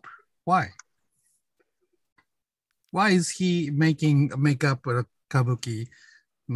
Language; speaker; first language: English; non-native, learner; Japanese